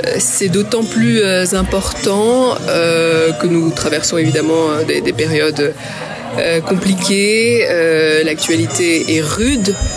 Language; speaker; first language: French; early bilingual, other home language; Malayalam